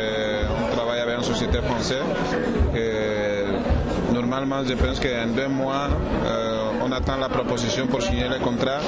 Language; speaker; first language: French; non-native, learner; Spanish